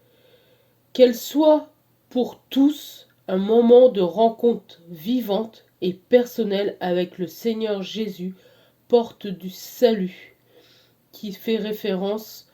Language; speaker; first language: French; native; French